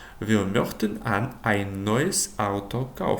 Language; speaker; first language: German; non-native, fluent; Ukrainian